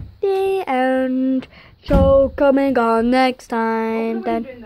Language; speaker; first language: English; native; English